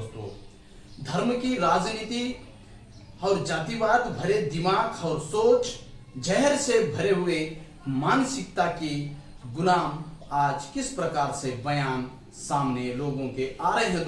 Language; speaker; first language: Hindi; native; Hindi